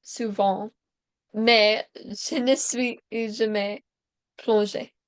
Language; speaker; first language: French; non-native, learner; English